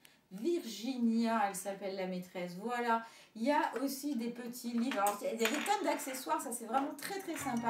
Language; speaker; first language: French; native; French